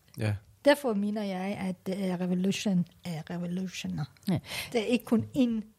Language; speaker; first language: Danish; non-native, learner; Persian